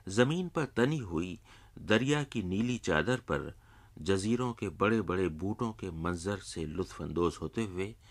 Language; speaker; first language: Urdu; native; Urdu